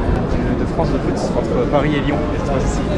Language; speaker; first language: French; native; French